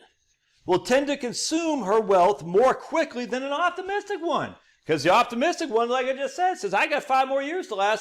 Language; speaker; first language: English; native; English